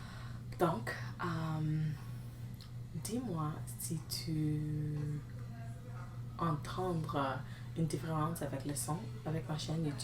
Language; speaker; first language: French; non-native, learner; English